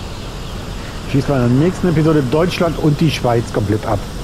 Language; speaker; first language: German; native; German